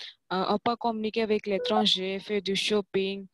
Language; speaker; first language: French; non-native, fluent; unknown